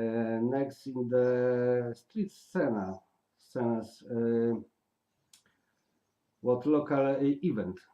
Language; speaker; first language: English; non-native, learner; Polish